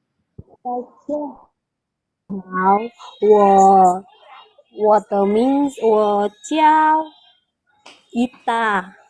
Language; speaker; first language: Chinese; non-native, learner; Indonesian